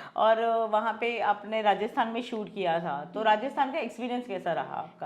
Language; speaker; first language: Hindi; non-native, local second language; Gujarati